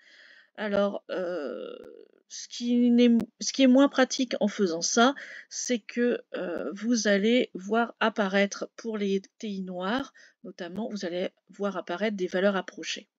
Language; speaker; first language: French; native; French